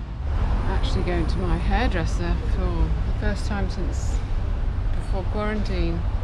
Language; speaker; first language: English; native; English